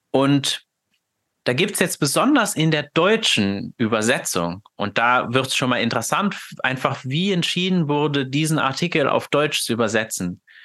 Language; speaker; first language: German; non-native, fluent; Luxembourgish